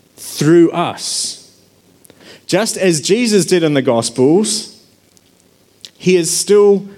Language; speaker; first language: English; native; English